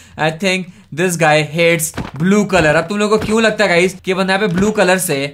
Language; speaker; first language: Hindi; native; Hindi